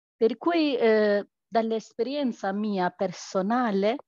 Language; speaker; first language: Italian; non-native, fluent; Albanian